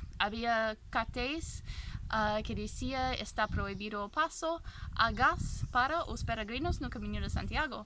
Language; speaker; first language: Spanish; non-native, fluent; English